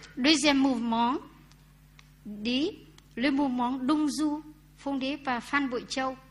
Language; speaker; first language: French; non-native, fluent; Vietnamese